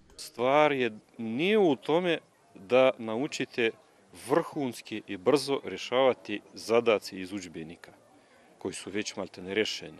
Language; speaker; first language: Bosnian; non-native, fluent; Russian